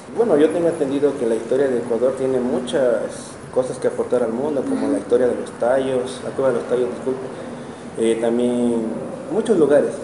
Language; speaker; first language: Spanish; native; Spanish